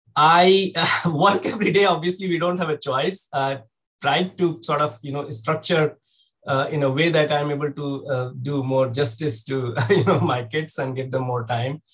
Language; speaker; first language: English; non-native, local second language; Hindi